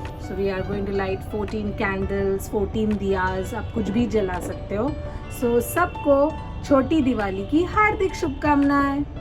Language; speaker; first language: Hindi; non-native, local second language; Bangla